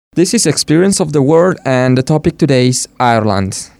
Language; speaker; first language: English; non-native, fluent; Italian